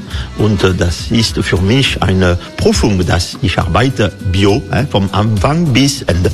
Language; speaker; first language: German; non-native, learner; French